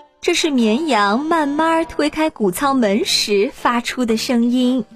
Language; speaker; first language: Chinese; native; Chinese